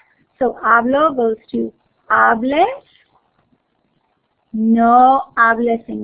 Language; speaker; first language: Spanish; non-native, fluent; English